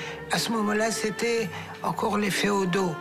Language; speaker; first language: French; non-native, fluent; Persian